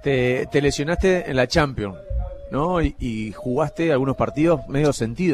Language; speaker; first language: Spanish; native; Spanish